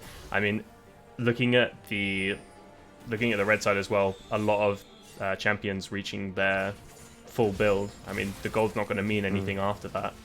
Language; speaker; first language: English; native; English